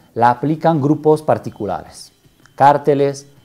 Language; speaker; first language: Spanish; non-native, fluent; Italian